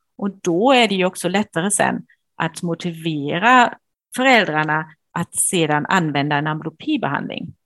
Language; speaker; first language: Swedish; non-native, fluent; German